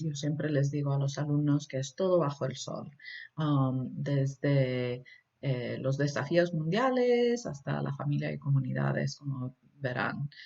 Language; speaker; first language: Spanish; early bilingual, heritage; Spanish